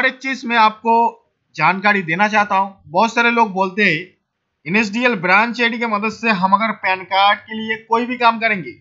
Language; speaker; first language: Hindi; non-native, local second language; Bangla